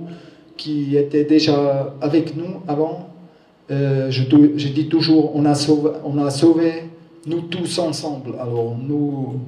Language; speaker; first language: French; non-native, learner; German